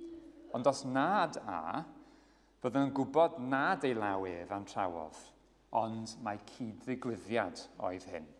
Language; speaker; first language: Welsh; native; Welsh